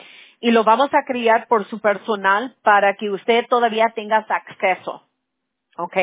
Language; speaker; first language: Spanish; early bilingual, heritage; Spanish